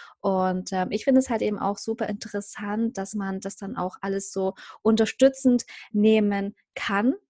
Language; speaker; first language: German; native; German